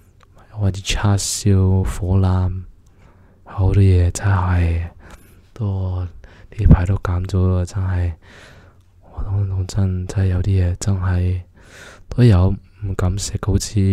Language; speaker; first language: Cantonese; early bilingual, heritage; Cantonese